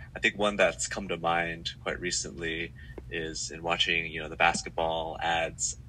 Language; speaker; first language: English; native; English